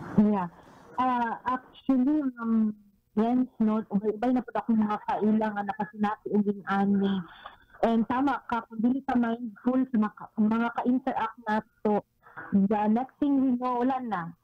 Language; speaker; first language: Cebuano; native; Cebuano